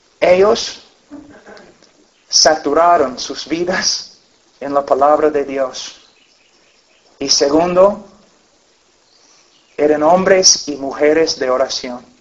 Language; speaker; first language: Spanish; non-native, fluent; English